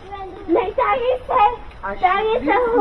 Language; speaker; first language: Dutch; early bilingual, other home language; Vietnamese